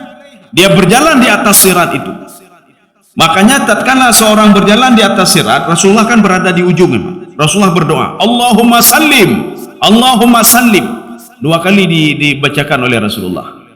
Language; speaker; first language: Indonesian; native; Indonesian